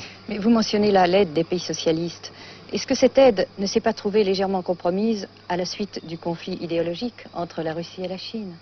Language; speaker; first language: French; native; French